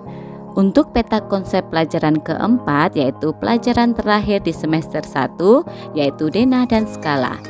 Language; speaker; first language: Indonesian; native; Indonesian